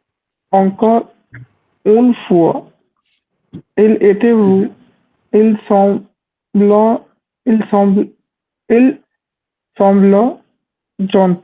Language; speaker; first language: French; non-native, learner; Hindi